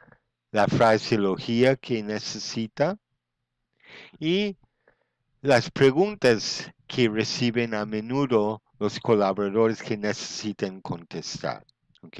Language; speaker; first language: Spanish; non-native, fluent; English